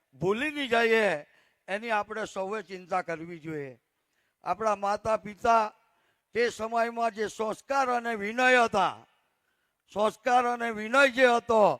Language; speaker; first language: Gujarati; non-native, local second language; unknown